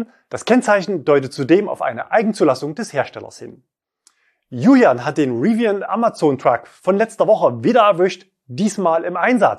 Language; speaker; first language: German; native; German